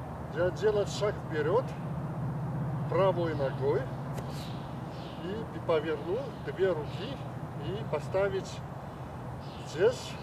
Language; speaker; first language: Russian; non-native, learner; Chinese